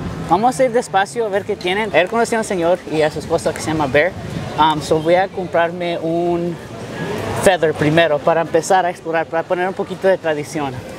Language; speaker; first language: Spanish; early bilingual, heritage; Spanish